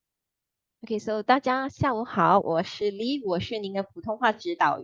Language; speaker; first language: Chinese; non-native, fluent; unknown